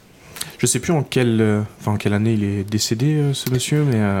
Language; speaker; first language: French; native; French